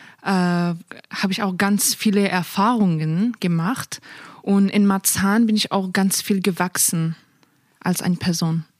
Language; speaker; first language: German; non-native, fluent; Persian